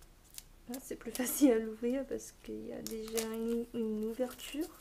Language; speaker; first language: French; non-native, fluent; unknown